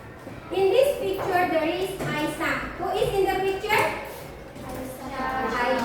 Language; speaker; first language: English; non-native, learner; Indonesian